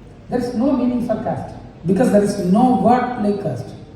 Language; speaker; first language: English; non-native, local second language; Tamil